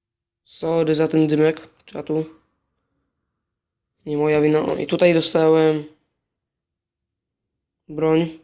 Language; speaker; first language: Polish; native; Polish